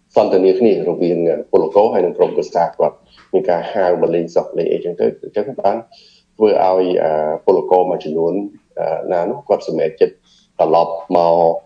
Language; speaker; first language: Khmer; native; Khmer